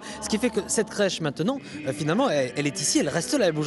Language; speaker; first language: French; native; French